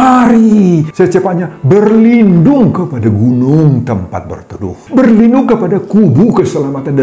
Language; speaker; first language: Indonesian; non-native, local second language; Batak Toba